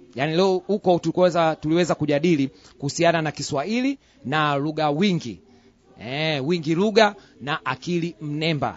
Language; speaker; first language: Swahili; non-native, local second language; Rundi